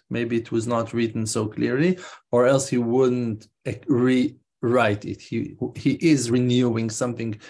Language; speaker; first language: English; non-native, fluent; Hebrew